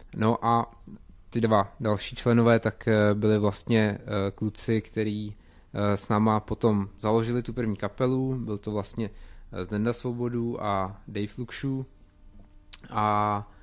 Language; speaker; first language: Czech; native; Czech